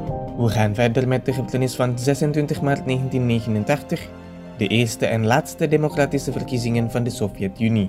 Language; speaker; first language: Dutch; non-native, fluent; Indonesian